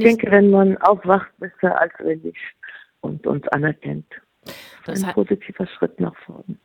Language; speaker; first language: German; non-native, fluent; Arabic